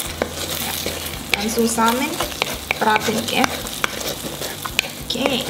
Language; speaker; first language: German; non-native, learner; Thai